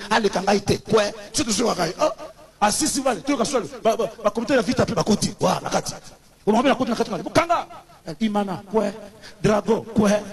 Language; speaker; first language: Lingala; native; Lingala